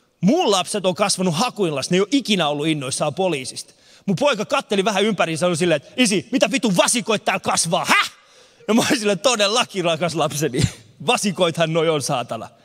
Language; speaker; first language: Finnish; early bilingual, other home language; Persian